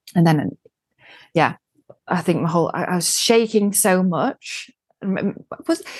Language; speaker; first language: English; native; English